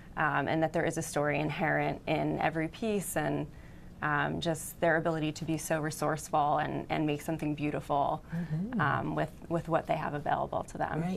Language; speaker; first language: English; native; English